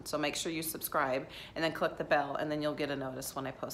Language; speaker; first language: English; native; English